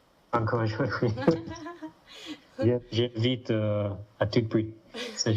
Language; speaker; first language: French; non-native, fluent; English